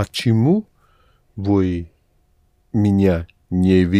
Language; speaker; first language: Russian; non-native, learner; English